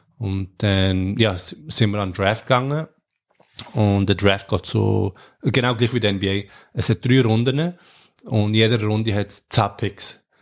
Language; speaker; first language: German; native; German